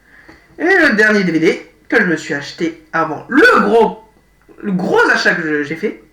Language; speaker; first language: French; native; French